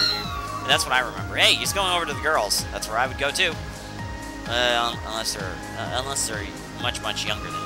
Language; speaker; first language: English; native; English